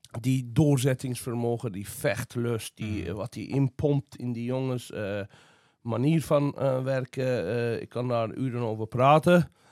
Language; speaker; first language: Dutch; non-native, fluent; Azerbaijani